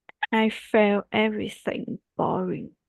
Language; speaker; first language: English; non-native, learner; Vietnamese